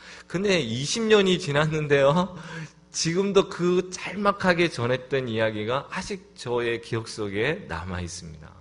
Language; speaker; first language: Korean; native; Korean